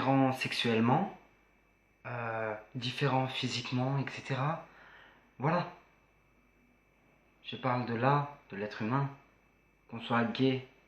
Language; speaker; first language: French; native; French